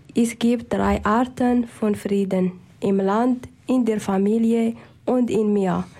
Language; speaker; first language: German; non-native, learner; Arabic